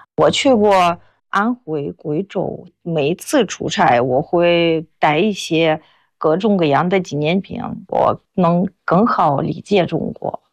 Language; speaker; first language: Chinese; non-native, fluent; Russian